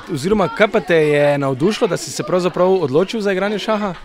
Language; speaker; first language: Slovenian; native; Slovenian